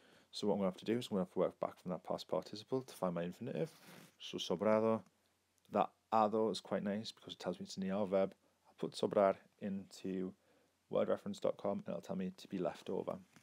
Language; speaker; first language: English; native; English